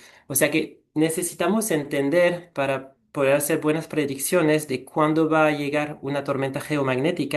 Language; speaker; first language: Spanish; non-native, fluent; French